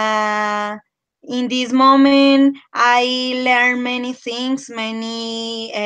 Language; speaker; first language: English; non-native, learner; Spanish